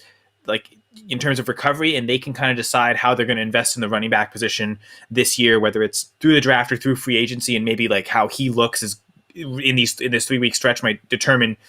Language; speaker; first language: English; native; English